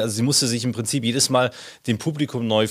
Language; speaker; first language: German; native; German